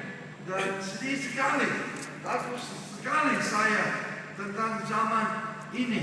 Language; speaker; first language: Indonesian; non-native, fluent; English